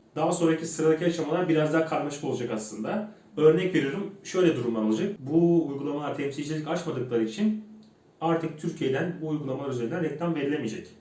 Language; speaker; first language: Turkish; native; Turkish